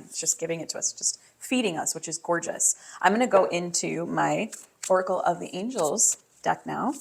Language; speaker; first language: English; native; English